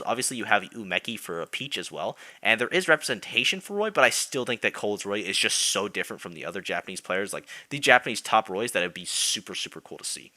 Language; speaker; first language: English; native; English